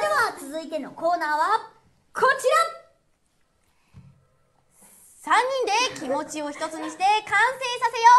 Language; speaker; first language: Japanese; native; Japanese